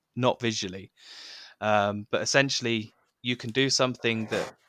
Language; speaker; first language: English; native; English